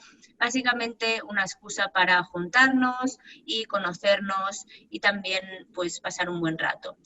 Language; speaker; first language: Spanish; native; Spanish